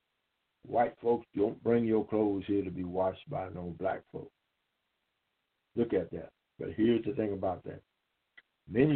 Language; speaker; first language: English; native; English